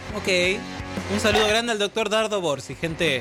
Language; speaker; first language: Spanish; native; Spanish